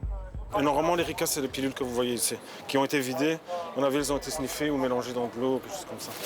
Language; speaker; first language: French; native; French